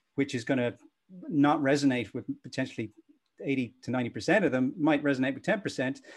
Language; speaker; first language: English; native; English